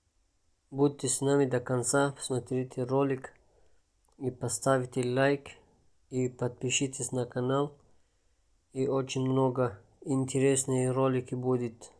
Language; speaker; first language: Russian; non-native, local second language; Tajik